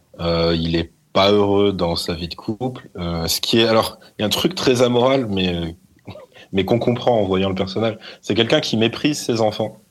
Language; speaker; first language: French; native; French